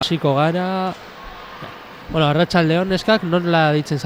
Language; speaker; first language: Basque; native; Basque